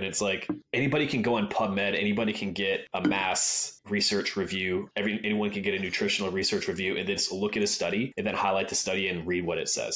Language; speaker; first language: English; native; English